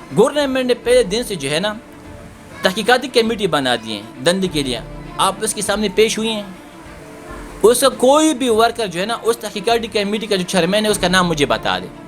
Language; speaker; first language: Urdu; non-native, local second language; Pashto